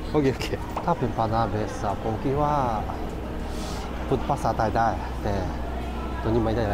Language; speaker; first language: Thai; non-native, learner; Japanese